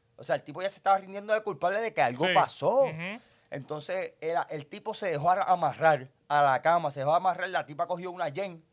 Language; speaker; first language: Spanish; native; Spanish